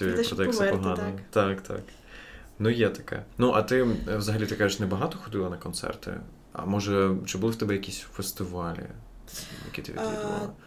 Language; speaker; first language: Ukrainian; non-native, local second language; Russian